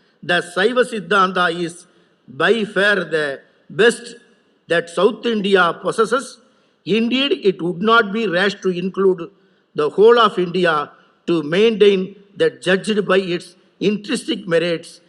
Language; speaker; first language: English; non-native, local second language; Tamil